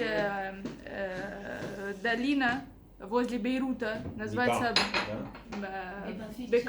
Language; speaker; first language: Russian; native; Russian